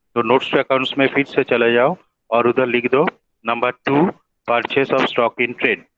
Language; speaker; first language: Hindi; non-native, local second language; Bangla